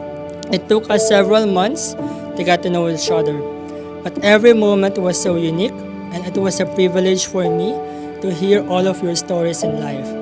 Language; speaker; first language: English; non-native, fluent; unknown